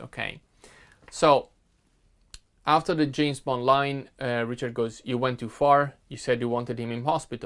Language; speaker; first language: English; non-native, fluent; Italian